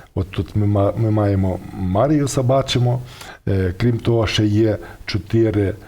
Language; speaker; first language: Ukrainian; native; Ukrainian